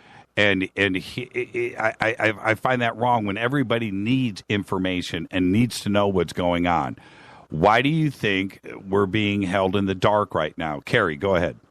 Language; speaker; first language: English; native; English